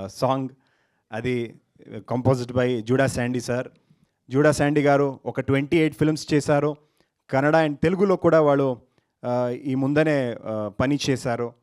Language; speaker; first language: Telugu; non-native, learner; Kannada